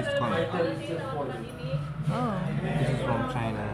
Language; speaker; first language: English; non-native, learner; Indonesian